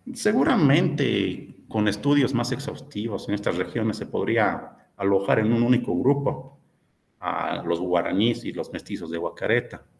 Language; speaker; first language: Spanish; native; Spanish